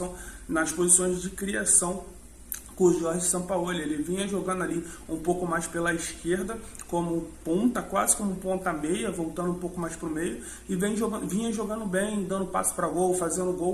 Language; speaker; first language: Portuguese; native; Portuguese